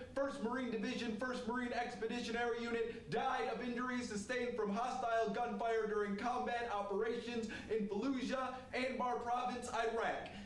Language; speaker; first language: English; native; English